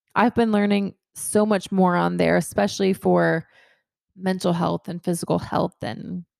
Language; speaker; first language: English; native; English